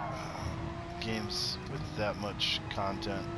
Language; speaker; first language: English; native; English